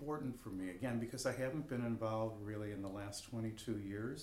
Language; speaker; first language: English; native; English